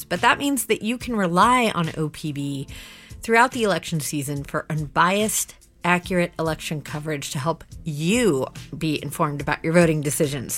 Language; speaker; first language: English; native; English